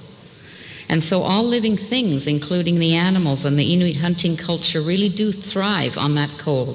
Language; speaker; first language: English; early bilingual, other home language; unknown